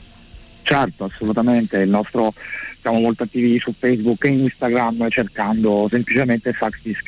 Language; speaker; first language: Italian; native; Italian